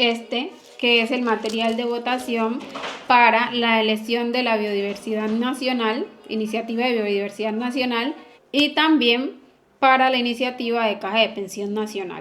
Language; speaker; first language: Spanish; native; Spanish